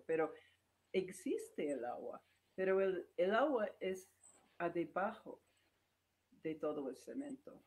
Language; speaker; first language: Spanish; non-native, fluent; English